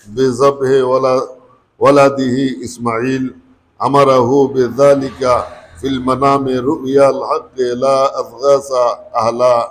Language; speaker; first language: Arabic; non-native, fluent; Bangla